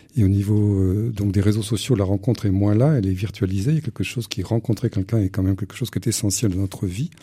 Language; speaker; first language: French; native; French